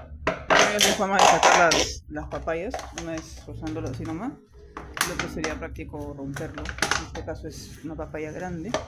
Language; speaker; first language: Spanish; native; Spanish